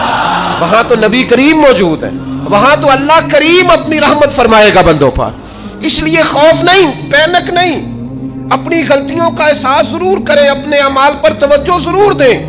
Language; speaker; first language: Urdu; non-native, local second language; Punjabi